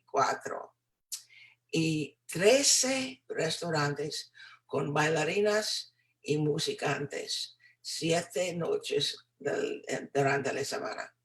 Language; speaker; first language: Spanish; non-native, fluent; English